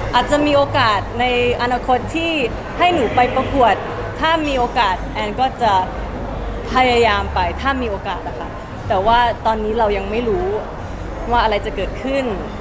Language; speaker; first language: Thai; early bilingual, heritage; Thai